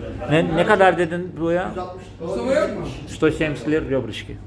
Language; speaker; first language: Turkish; non-native, fluent; Russian